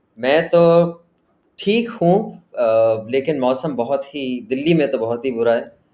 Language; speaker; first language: Hindi; native; Hindi